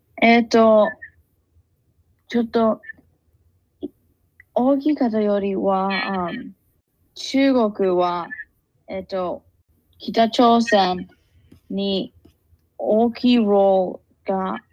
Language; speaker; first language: Japanese; non-native, learner; English